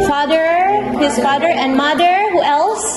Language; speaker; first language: English; non-native, fluent; Indonesian